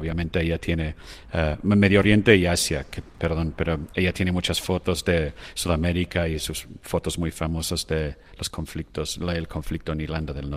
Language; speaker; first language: Spanish; non-native, fluent; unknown